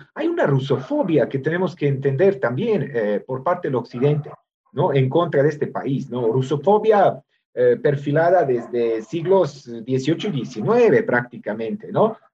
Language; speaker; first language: Spanish; non-native, fluent; Serbian